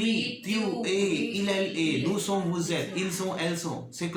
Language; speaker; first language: French; non-native, learner; Hindi